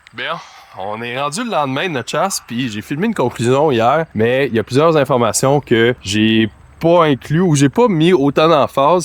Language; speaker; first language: French; native; French